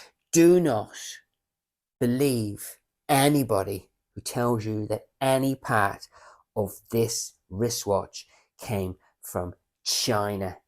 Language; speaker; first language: English; native; English